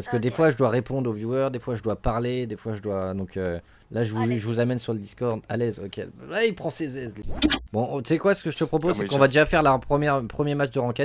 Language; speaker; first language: French; native; French